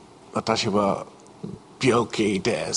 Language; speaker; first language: Japanese; non-native, fluent; English